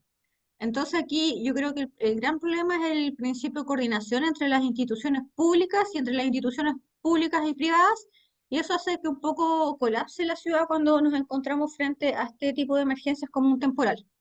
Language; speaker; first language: Spanish; native; Spanish